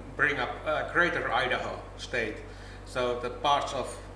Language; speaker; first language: English; non-native, fluent; Finnish